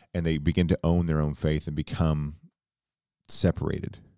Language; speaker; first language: English; native; English